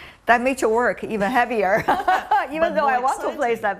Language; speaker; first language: English; non-native, fluent; Chinese